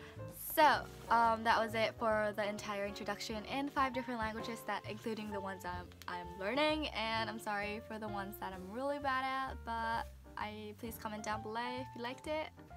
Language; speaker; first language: English; early bilingual, other home language; Japanese